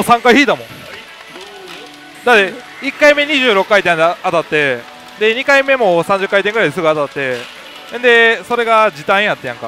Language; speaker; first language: Japanese; native; Japanese